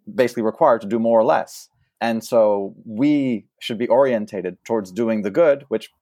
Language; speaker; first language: English; early bilingual, other home language; French